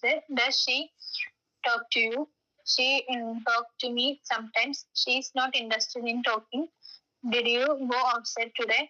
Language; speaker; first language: English; non-native, learner; Malayalam